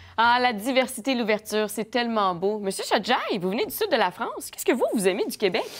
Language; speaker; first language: French; native; French